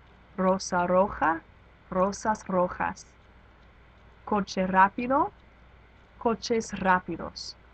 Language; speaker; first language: Spanish; non-native, fluent; English